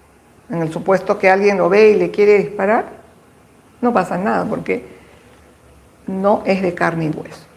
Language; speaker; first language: Spanish; native; Spanish